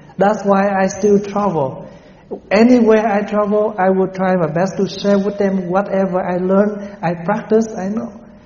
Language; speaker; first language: English; non-native, fluent; Vietnamese